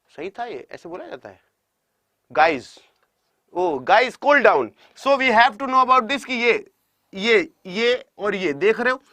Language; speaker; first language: Hindi; native; Hindi